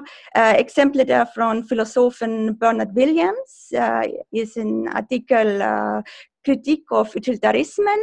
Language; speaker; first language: Swedish; non-native, fluent; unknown